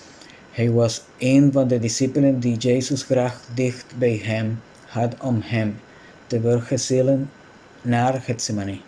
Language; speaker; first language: Dutch; non-native, fluent; Spanish